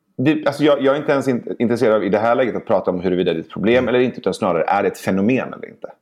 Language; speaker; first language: Swedish; early bilingual, other home language; Persian